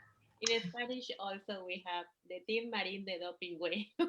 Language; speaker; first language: English; non-native, learner; Spanish